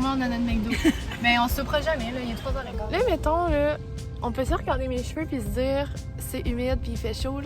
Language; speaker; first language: French; native; French